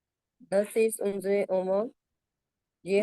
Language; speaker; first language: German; non-native, learner; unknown